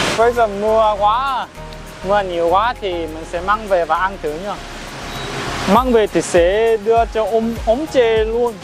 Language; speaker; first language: Vietnamese; non-native, fluent; Korean